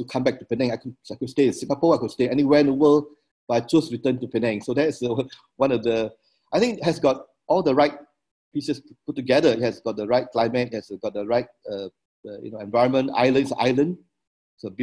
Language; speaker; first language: English; non-native, local second language; Min Nan Chinese